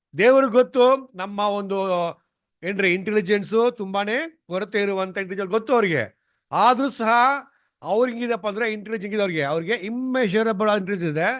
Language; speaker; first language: Kannada; non-native, local second language; Tamil